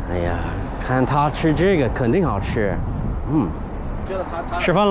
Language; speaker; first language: Chinese; non-native, fluent; English